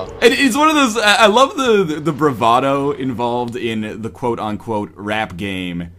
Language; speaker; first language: English; native; English